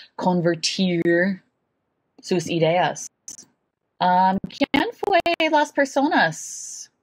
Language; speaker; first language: Spanish; non-native, learner; English